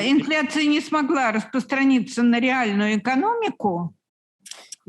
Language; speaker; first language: Russian; native; Russian